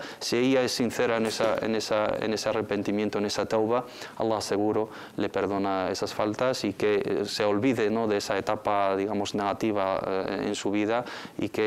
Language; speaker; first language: Spanish; native; Spanish